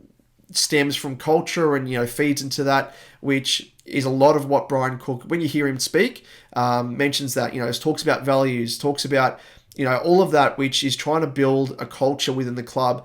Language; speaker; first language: English; native; English